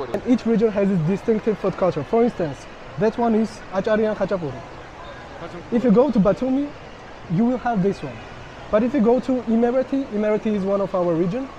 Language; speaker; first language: English; non-native, learner; Georgian